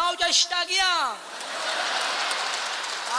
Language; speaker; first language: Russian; non-native, learner; Tajik